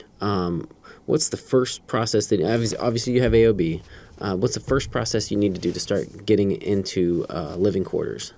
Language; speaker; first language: English; native; English